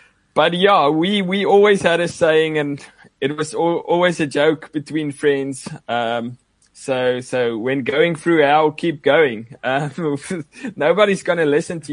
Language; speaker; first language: English; non-native, local second language; Afrikaans